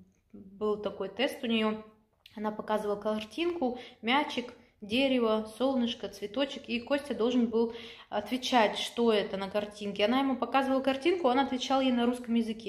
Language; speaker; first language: Russian; native; Russian